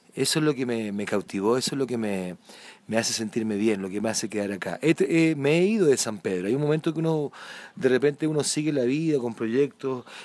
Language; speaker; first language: Spanish; native; Spanish